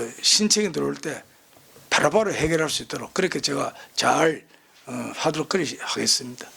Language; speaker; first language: Korean; native; Korean